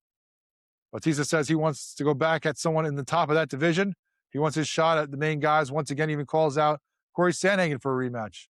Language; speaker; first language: English; native; English